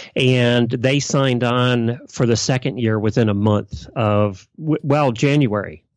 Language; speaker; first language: English; native; English